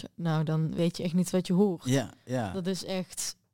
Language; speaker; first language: Dutch; non-native, local second language; Limburgish